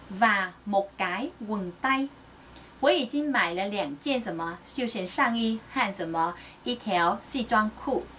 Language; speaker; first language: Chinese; non-native, fluent; Vietnamese